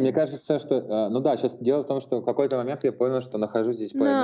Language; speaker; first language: Russian; native; Russian